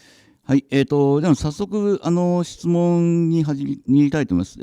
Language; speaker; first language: Japanese; native; Japanese